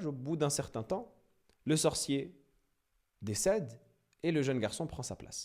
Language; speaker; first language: French; native; French